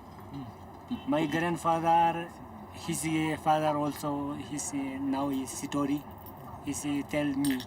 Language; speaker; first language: English; non-native, learner; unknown